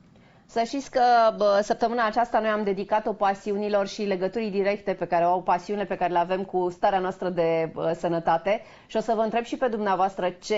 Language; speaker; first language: Romanian; native; Romanian